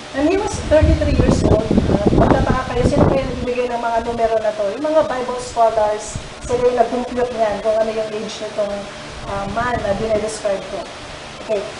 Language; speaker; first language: Filipino; native; Filipino